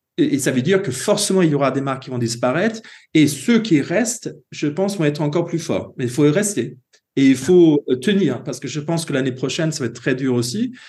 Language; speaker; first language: French; non-native, fluent; Swedish